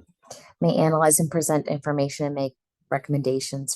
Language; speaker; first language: English; native; English